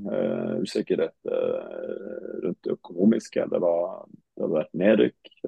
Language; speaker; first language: Norwegian; native; Norwegian